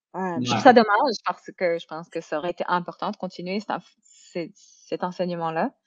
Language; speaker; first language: French; native; French